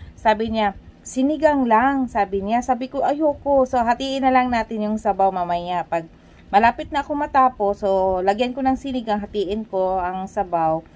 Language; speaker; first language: Filipino; non-native, local second language; Cebuano